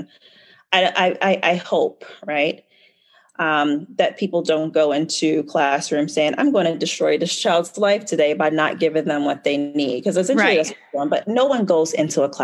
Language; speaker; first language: English; native; English